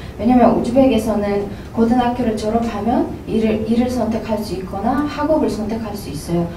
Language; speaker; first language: Korean; non-native, fluent; Russian